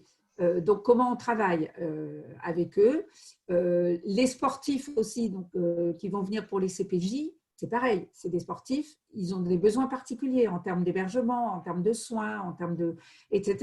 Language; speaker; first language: French; native; French